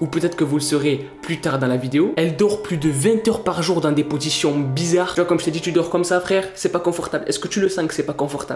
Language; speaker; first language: French; native; French